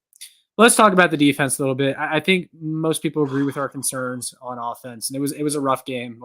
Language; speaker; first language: English; native; English